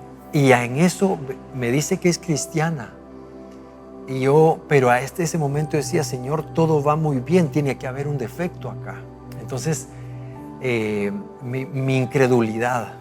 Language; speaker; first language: Spanish; native; Spanish